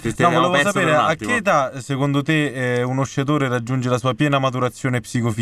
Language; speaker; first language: Italian; native; Italian